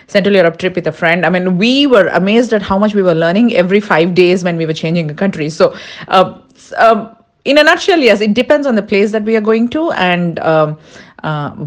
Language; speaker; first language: English; non-native, local second language; Tulu